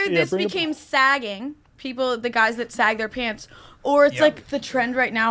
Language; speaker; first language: English; native; English